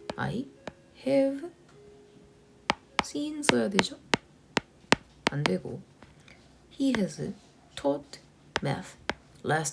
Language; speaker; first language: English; non-native, fluent; Korean